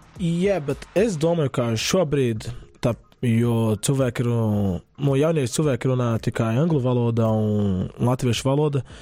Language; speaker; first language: Latvian; non-native, learner; Portuguese